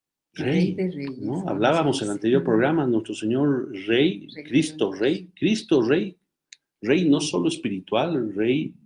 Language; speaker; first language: Spanish; native; Spanish